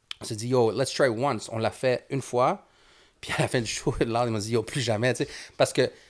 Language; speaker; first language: French; early bilingual, other home language; Spanish